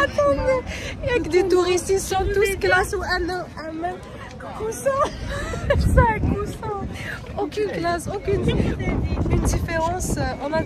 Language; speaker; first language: French; native; French